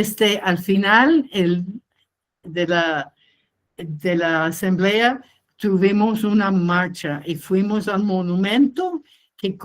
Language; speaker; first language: Spanish; non-native, fluent; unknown